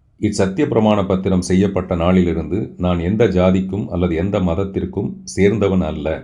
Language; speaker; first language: Tamil; non-native, local second language; Telugu